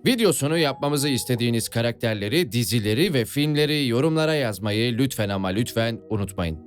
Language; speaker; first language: Turkish; native; Turkish